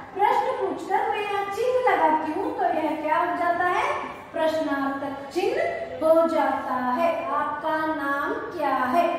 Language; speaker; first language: Hindi; non-native, local second language; Kannada